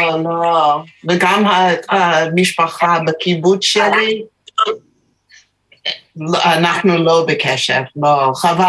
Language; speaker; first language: Hebrew; non-native, learner; English